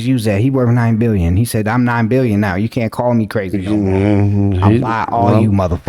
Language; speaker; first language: English; native; English